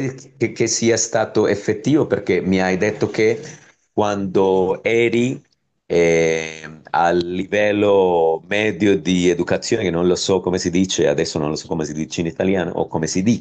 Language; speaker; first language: Italian; non-native, fluent; Spanish